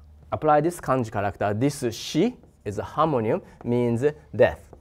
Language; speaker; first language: English; non-native, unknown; Japanese